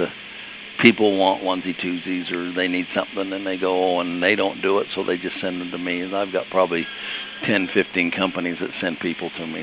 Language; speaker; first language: English; native; English